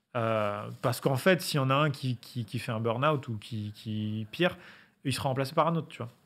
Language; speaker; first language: French; native; French